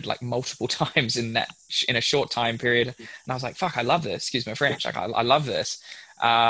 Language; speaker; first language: English; native; English